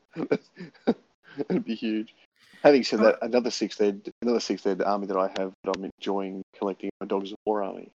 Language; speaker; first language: English; native; English